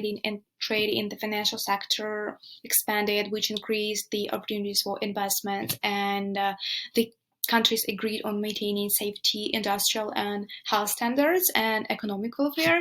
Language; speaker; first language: English; non-native, fluent; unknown